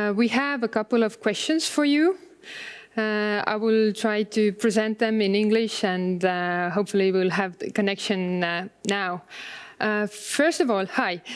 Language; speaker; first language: English; non-native, fluent; Estonian